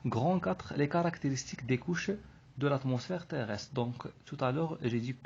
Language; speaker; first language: French; non-native, local second language; Arabic